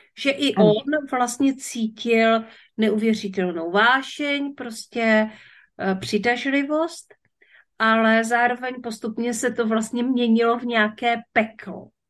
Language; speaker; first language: Czech; native; Czech